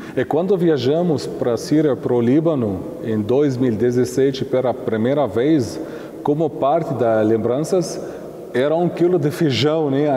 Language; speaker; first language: Portuguese; non-native, fluent; Arabic